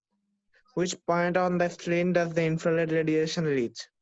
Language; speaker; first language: English; non-native, local second language; Bangla